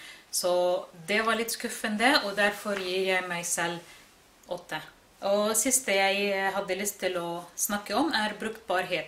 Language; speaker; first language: Norwegian; non-native, fluent; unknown